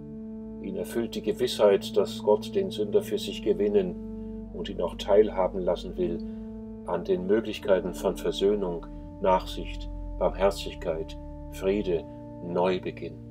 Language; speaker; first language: German; native; German